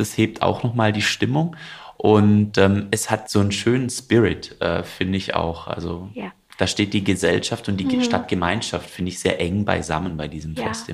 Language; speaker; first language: German; native; German